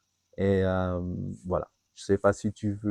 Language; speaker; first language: French; non-native, fluent; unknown